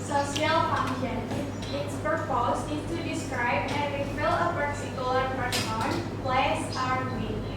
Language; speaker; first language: English; non-native, learner; Indonesian